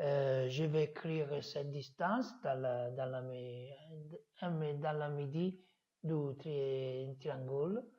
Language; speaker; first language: French; non-native, fluent; Italian